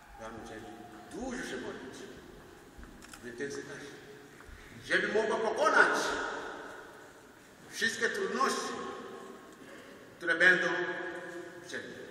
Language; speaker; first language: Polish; non-native, learner; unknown